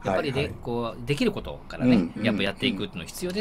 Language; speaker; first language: Japanese; native; Japanese